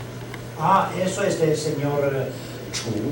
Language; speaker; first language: Spanish; non-native, learner; Chinese